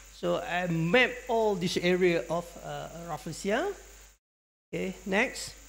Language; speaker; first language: English; non-native, local second language; Malay